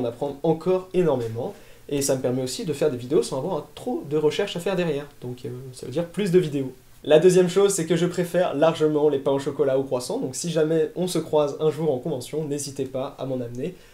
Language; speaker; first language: French; native; French